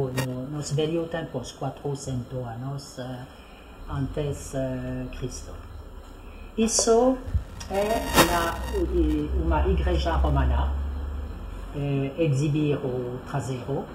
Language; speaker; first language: Portuguese; non-native, fluent; French